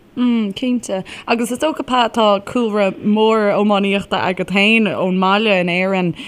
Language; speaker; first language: Irish; native; Irish